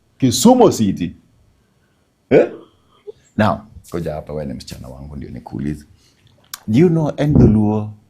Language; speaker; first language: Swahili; non-native, local second language; Gusii